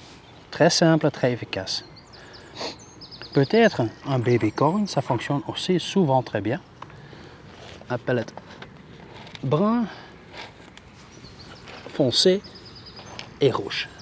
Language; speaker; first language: French; non-native, local second language; Dutch